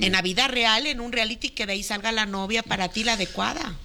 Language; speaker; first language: Spanish; native; Spanish